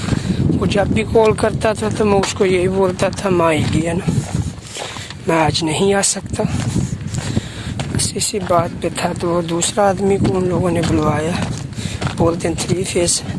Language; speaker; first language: Hindi; non-native, local second language; Punjabi